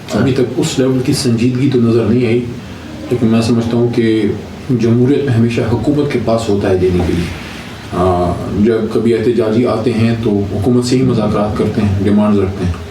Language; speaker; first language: Urdu; non-native, local second language; Pashto